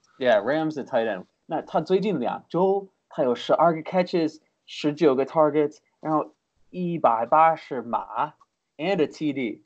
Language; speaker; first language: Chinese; early bilingual, heritage; Chinese